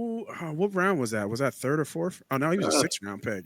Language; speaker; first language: English; native; English